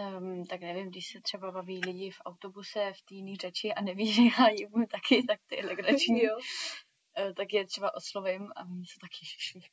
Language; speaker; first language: Czech; early bilingual, heritage; Czech